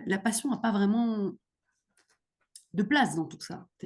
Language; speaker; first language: French; native; French